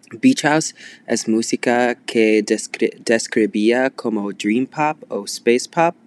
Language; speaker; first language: Spanish; non-native, learner; English